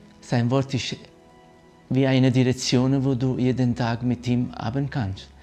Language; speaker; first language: German; non-native, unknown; Italian